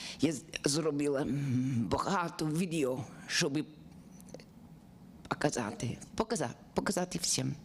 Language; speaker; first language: Ukrainian; non-native, learner; English